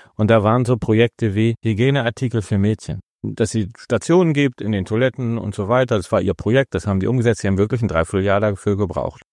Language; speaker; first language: German; native; German